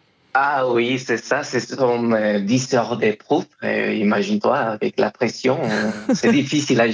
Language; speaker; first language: French; non-native, fluent; Spanish